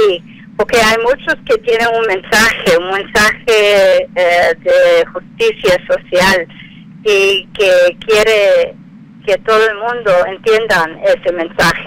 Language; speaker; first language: Spanish; non-native, fluent; English